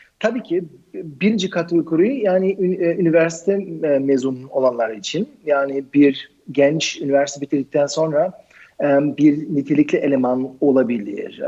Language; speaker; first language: Turkish; non-native, fluent; German